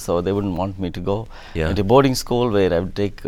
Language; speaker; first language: English; non-native, local second language; Telugu